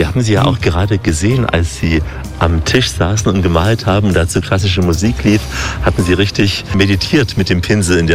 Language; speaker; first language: German; native; German